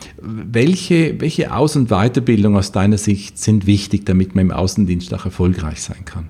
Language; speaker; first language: German; native; German